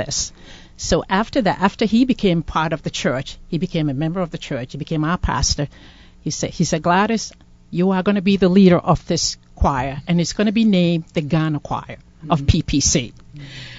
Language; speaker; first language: English; non-native, local second language; Akan